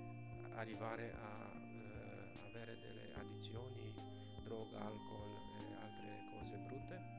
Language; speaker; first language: Italian; non-native, fluent; Romanian